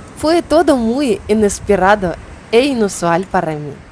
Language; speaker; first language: Spanish; non-native, learner; Ukrainian